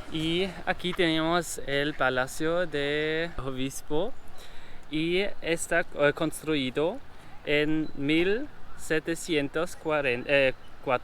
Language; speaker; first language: Spanish; non-native, learner; German